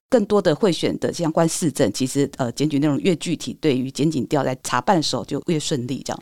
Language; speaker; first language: Chinese; native; Chinese